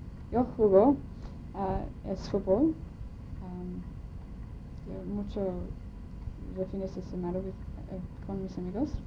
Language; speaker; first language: Spanish; non-native, learner; English